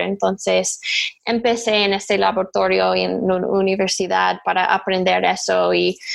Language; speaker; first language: Spanish; non-native, learner; English